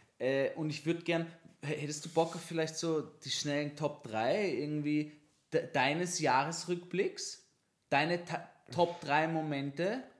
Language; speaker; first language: German; native; German